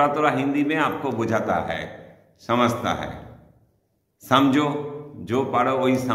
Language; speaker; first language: Hindi; non-native, local second language; Bangla